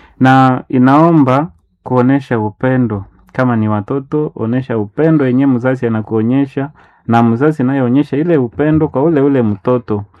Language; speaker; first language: Swahili; non-native, local second language; Nande